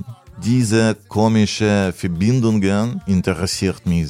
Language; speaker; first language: German; non-native, fluent; Russian